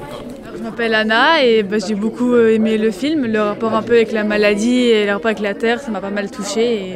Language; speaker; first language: French; native; French